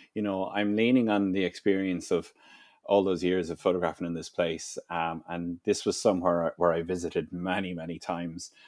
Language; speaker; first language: English; native; English